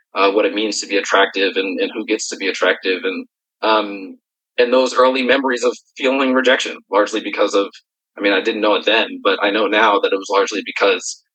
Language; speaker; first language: English; native; English